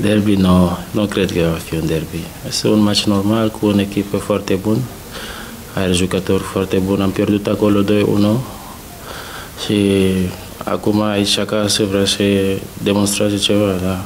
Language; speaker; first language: Romanian; non-native, learner; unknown